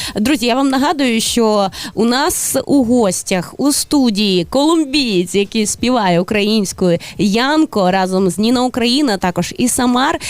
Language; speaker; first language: Ukrainian; native; Ukrainian